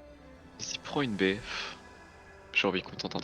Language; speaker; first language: French; native; French